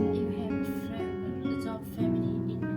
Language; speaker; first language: English; non-native, learner; Vietnamese